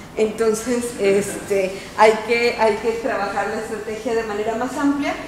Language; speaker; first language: Spanish; native; Spanish